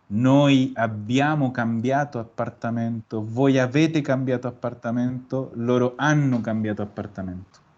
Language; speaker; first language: Italian; non-native, fluent; Spanish